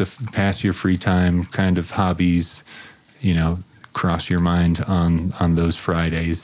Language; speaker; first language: English; native; English